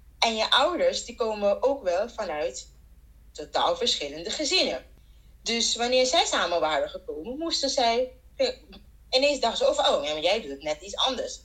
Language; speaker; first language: Dutch; non-native, local second language; Papiamento